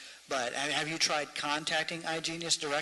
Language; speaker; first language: English; native; English